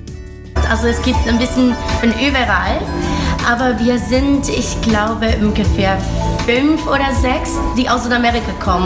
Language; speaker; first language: German; non-native, fluent; Spanish